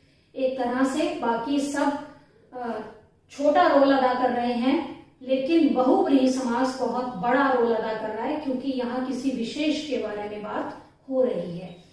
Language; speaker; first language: Hindi; native; Hindi